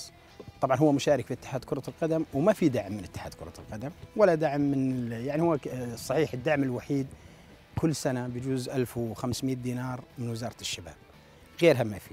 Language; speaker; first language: Arabic; native; Arabic